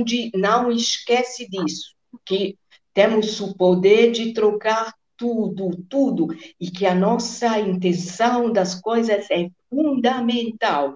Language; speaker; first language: Portuguese; non-native, fluent; Italian